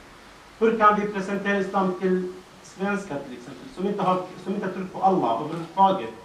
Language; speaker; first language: Swedish; non-native, fluent; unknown